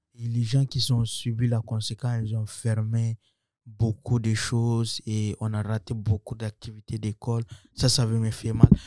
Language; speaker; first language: French; non-native, local second language; Sango